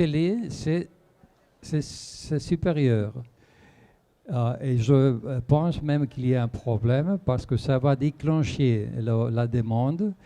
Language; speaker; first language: French; non-native, fluent; Spanish